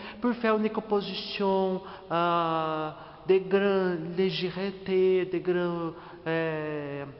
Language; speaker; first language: French; non-native, learner; Portuguese